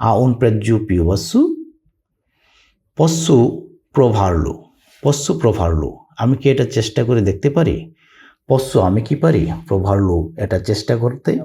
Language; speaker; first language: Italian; non-native, learner; Bangla